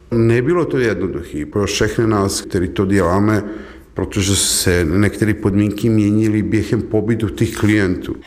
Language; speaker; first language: Czech; non-native, fluent; Serbian